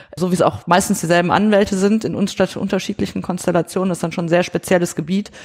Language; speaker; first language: German; native; German